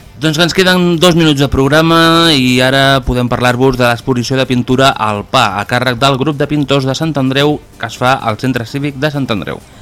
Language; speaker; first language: Catalan; native; Catalan